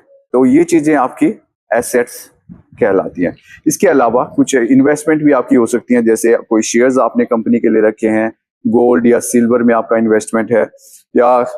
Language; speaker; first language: Hindi; native; Hindi